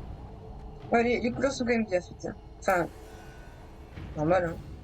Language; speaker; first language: French; native; French